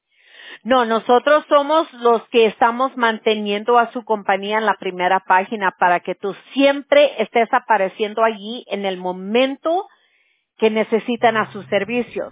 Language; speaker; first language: Spanish; early bilingual, heritage; Spanish